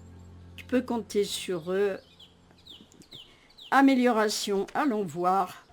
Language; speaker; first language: French; native; French